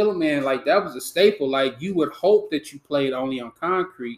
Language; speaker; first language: English; native; English